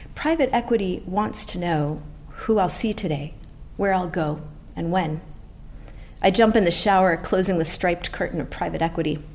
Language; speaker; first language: English; native; English